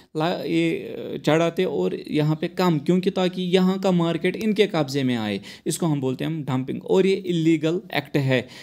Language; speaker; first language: Hindi; non-native, local second language; Kashmiri